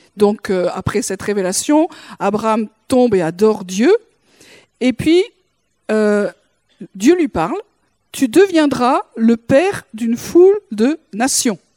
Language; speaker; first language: French; native; French